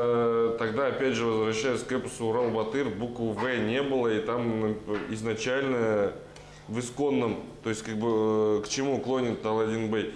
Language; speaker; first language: Russian; native; Russian